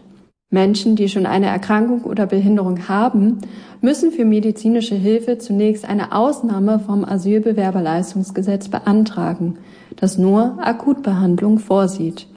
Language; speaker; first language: German; native; German